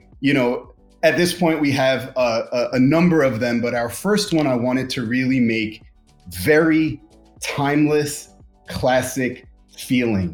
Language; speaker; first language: English; native; English